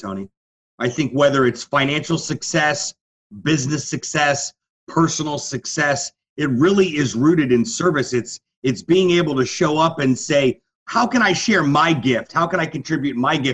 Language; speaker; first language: English; native; English